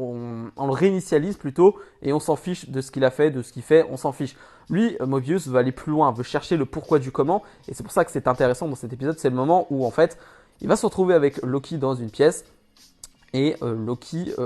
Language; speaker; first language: French; native; French